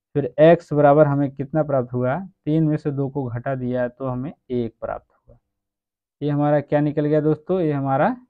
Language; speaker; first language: Hindi; native; Hindi